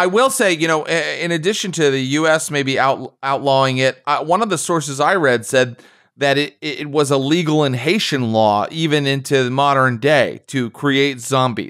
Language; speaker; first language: English; native; English